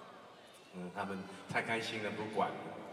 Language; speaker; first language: Chinese; non-native, local second language; Cantonese